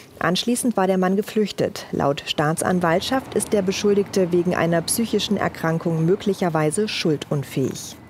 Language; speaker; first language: German; native; German